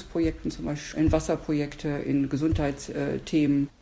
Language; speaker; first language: German; native; German